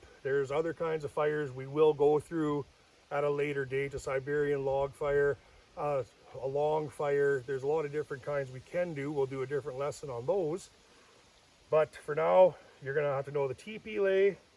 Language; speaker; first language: English; native; English